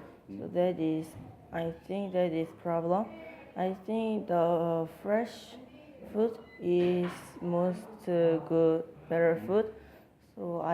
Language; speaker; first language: English; non-native, learner; Korean